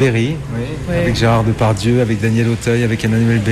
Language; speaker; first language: French; native; French